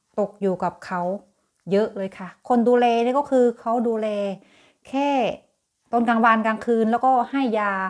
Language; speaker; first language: Thai; native; Thai